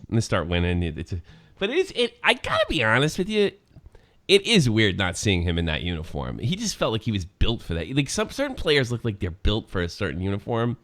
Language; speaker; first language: English; native; English